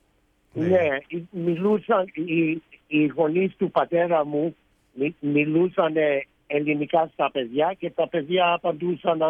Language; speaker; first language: Greek; early bilingual, heritage; Greek